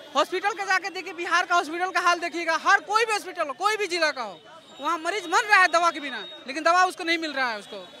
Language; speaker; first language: Hindi; native; Hindi